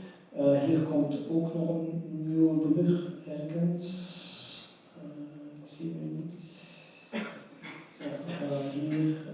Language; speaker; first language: Dutch; non-native, local second language; French